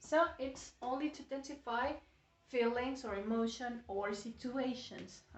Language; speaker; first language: English; non-native, fluent; Spanish